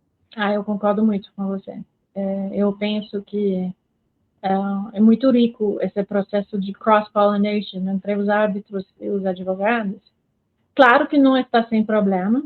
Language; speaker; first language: Portuguese; non-native, fluent; French